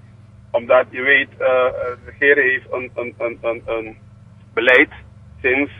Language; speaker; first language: Dutch; non-native, local second language; Papiamento